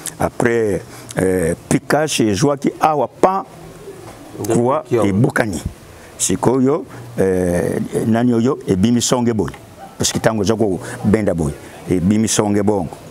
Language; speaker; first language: Lingala; non-native, local second language; Kongo